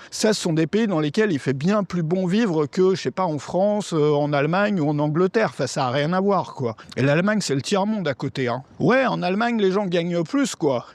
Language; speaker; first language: French; native; French